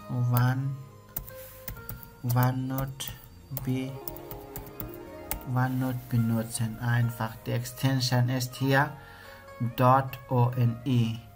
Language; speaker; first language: German; non-native, learner; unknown